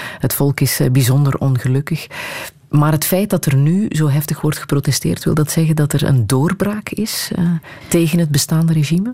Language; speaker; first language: Dutch; native; Dutch